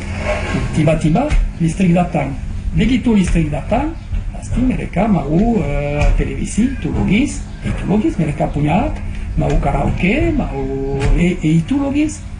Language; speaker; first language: Indonesian; non-native, fluent; French